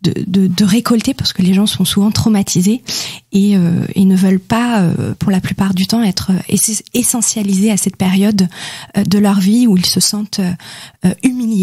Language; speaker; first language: French; native; French